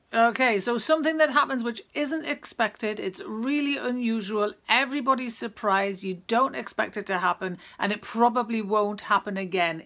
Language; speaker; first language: English; native; English